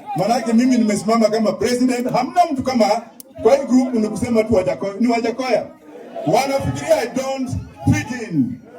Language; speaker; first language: Swahili; non-native, local second language; Luyia